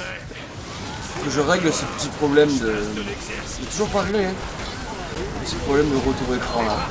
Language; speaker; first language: French; native; French